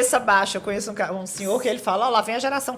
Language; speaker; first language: Portuguese; native; Portuguese